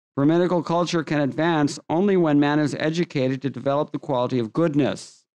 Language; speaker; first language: English; native; English